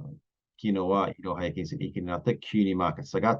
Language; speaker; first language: Japanese; non-native, learner; English